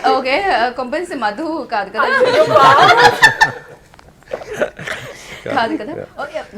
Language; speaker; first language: Telugu; native; Telugu